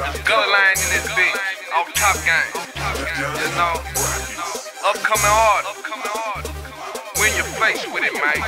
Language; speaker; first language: English; native; English